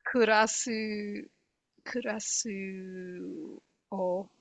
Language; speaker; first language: Japanese; non-native, learner; English